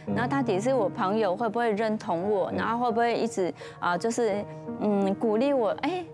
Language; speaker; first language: Chinese; non-native, fluent; Vietnamese